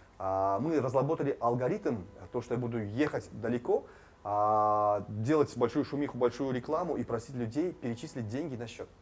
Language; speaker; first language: Russian; non-native, local second language; Tajik